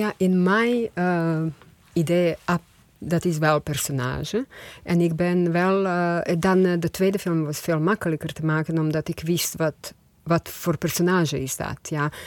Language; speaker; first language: Dutch; non-native, fluent; Croatian